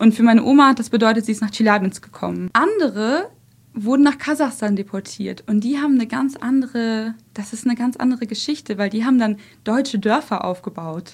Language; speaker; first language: German; early bilingual, other home language; Russian